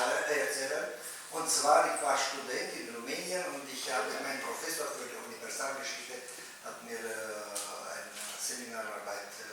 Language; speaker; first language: German; non-native, fluent; Romanian